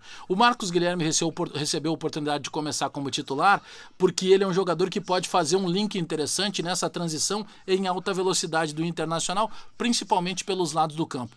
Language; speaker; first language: Portuguese; native; Portuguese